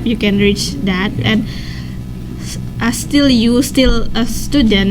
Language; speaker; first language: English; non-native, learner; Indonesian